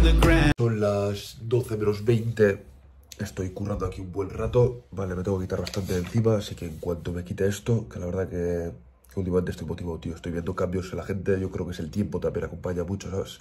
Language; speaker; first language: Spanish; native; Spanish